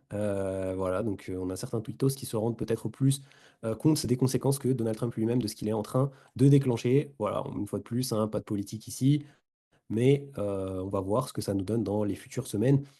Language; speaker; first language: French; native; French